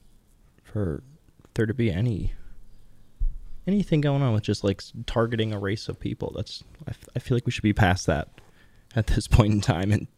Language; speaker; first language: English; native; English